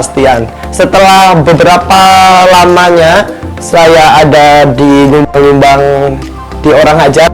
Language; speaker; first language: Indonesian; non-native, local second language; Javanese